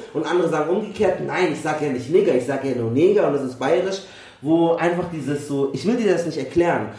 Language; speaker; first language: German; native; German